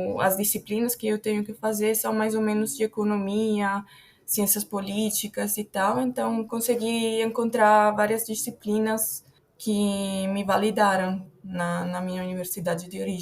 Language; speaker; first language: Portuguese; non-native, fluent; Italian